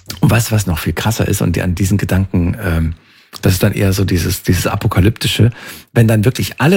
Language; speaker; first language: German; native; German